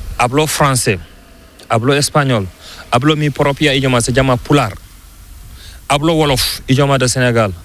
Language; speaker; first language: Spanish; non-native, learner; Fula